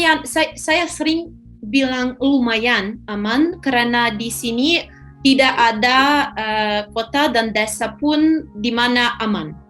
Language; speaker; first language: Indonesian; non-native, fluent; Ukrainian